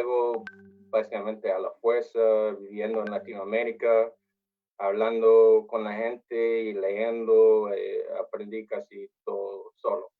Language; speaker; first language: Spanish; non-native, fluent; English